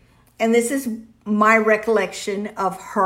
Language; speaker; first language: English; early bilingual, other home language; Spanish